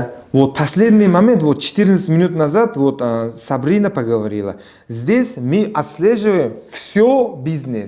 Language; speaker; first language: Russian; non-native, local second language; Uzbek